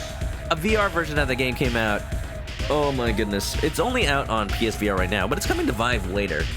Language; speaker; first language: English; native; English